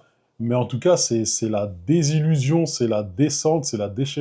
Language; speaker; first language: French; native; French